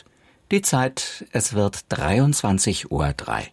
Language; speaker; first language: German; native; German